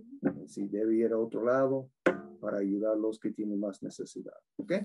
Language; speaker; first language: Spanish; non-native, fluent; English